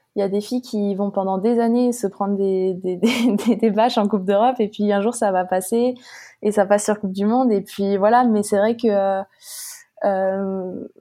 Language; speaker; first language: French; native; French